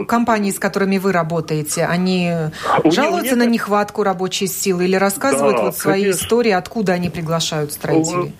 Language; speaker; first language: Russian; native; Russian